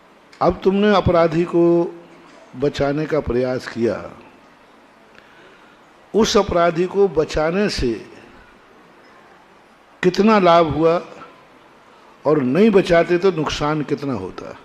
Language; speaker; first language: Hindi; native; Hindi